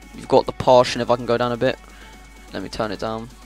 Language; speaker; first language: English; native; English